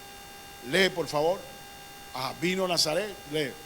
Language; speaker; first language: Spanish; native; Spanish